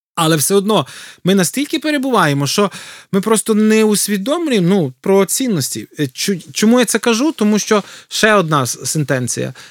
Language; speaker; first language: Ukrainian; native; Ukrainian